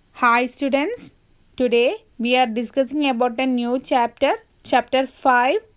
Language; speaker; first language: English; non-native, local second language; Malayalam